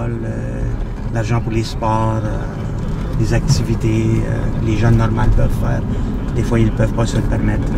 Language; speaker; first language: French; native; French